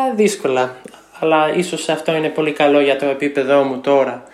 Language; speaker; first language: Greek; non-native, learner; English